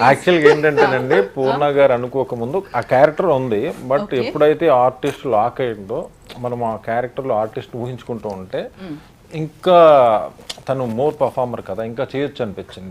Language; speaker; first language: Telugu; native; Telugu